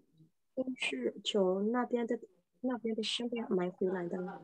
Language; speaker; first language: Chinese; non-native, learner; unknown